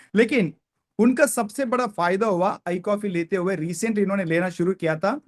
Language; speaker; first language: Hindi; non-native, local second language; Kannada